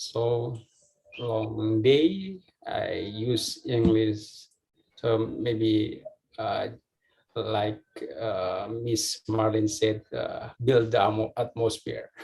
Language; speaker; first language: English; non-native, fluent; Indonesian